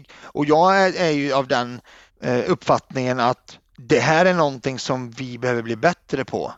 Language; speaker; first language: Swedish; early bilingual, other home language; Arabic